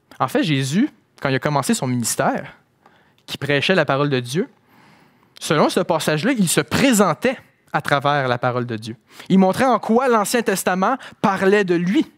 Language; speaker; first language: French; native; French